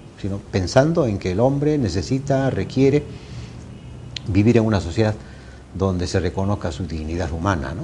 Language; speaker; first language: Spanish; native; Spanish